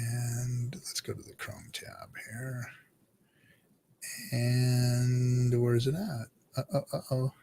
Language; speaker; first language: English; native; English